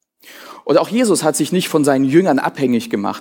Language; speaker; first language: German; native; German